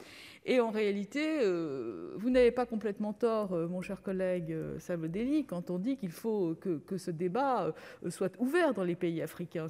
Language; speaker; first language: French; native; French